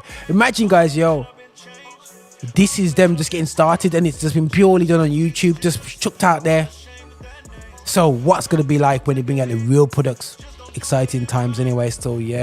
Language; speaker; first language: English; native; English